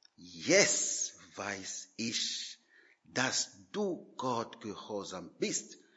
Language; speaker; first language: German; non-native, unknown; French